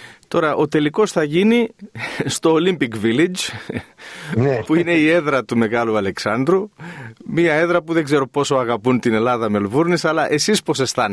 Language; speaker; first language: Greek; native; Greek